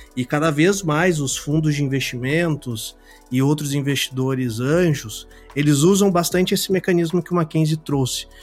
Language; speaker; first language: Portuguese; native; Portuguese